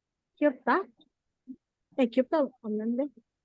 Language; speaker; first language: Korean; non-native, learner; Indonesian